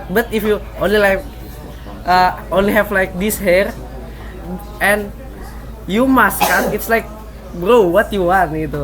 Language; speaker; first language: English; non-native, learner; Indonesian